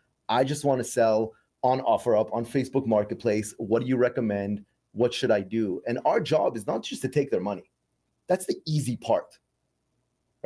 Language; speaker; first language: English; native; English